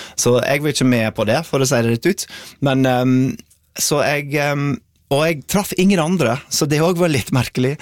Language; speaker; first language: Norwegian; non-native, fluent; English